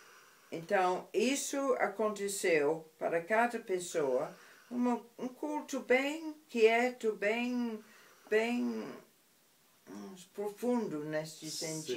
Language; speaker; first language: Portuguese; non-native, fluent; English